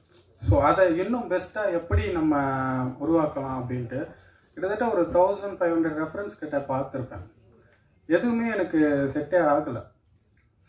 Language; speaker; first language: Tamil; native; Tamil